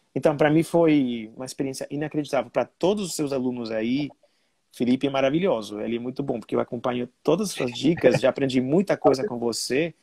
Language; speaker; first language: Portuguese; non-native, fluent; Spanish